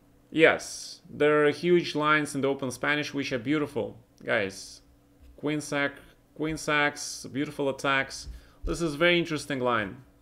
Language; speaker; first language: English; non-native, fluent; Russian